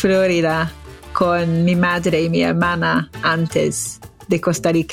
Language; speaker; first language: Spanish; non-native, learner; English